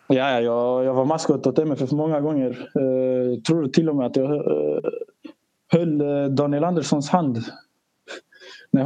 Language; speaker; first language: Swedish; early bilingual, other home language; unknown